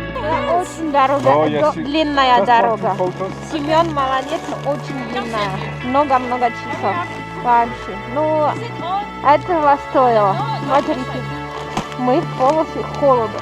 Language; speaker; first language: Russian; non-native, learner; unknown